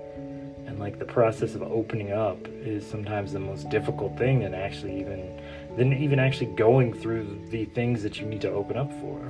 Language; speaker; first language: English; native; English